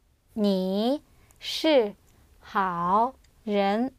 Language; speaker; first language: Chinese; non-native, learner; English